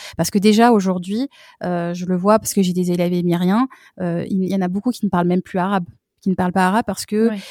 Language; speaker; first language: French; native; French